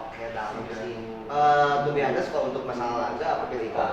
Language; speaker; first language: Indonesian; native; Indonesian